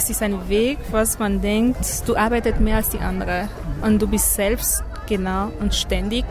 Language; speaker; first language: German; non-native, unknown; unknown